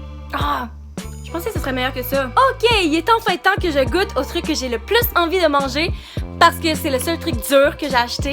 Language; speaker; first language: French; native; French